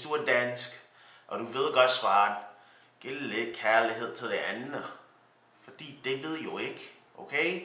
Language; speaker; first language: Danish; non-native, learner; English